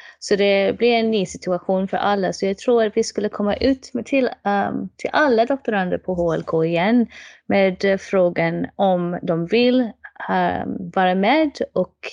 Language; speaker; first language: Swedish; non-native, fluent; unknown